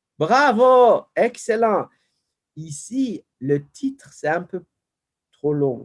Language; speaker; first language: French; non-native, fluent; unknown